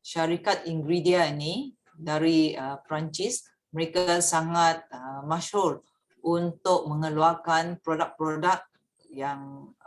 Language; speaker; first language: Malay; native; Malay